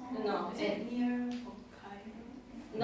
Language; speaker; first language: English; non-native, learner; Chinese